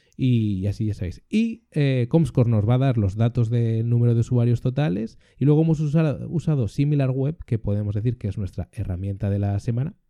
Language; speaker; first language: Spanish; native; Spanish